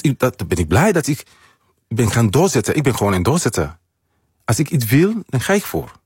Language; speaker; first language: Dutch; non-native, fluent; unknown